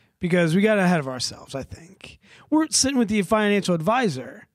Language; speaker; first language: English; native; English